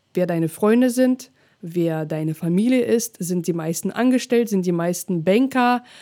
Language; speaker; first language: German; non-native, fluent; Russian